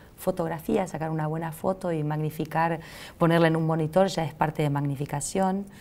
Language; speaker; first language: Spanish; native; Spanish